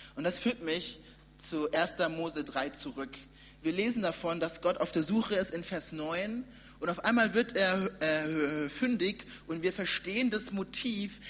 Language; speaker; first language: German; native; German